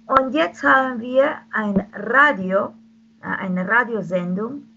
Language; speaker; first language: German; non-native, fluent; Spanish